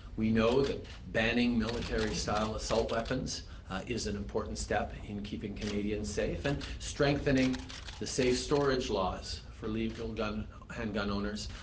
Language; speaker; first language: English; early bilingual, other home language; French